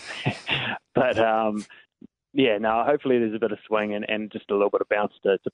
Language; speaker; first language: English; native; English